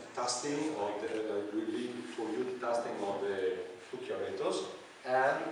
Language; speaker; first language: English; non-native, fluent; Italian